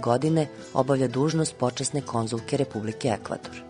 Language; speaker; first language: Serbian; native; Serbian